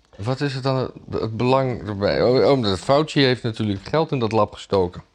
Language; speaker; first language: Dutch; native; Dutch